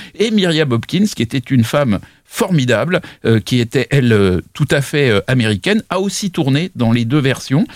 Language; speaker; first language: French; native; French